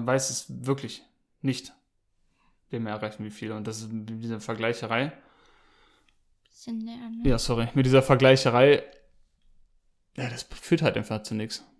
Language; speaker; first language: German; native; German